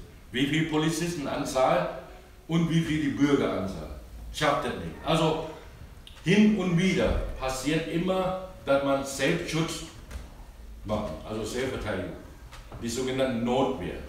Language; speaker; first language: German; non-native, learner; Thai